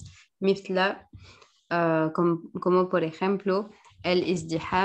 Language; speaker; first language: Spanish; non-native, learner; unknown